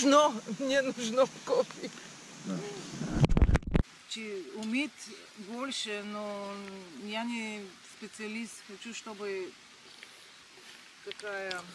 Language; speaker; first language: Russian; non-native, learner; Bulgarian